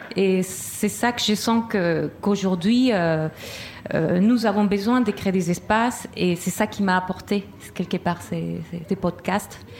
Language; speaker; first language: French; non-native, fluent; Spanish